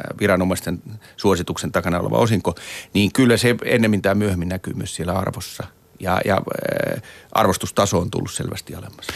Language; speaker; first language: Finnish; native; Finnish